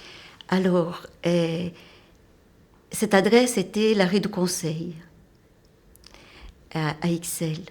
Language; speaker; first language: French; non-native, fluent; Portuguese